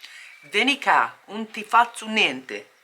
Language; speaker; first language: Italian; non-native, learner; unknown